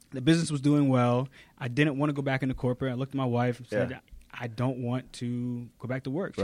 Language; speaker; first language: English; native; English